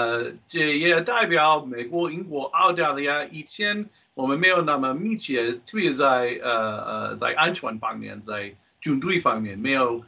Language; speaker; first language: Chinese; non-native, fluent; English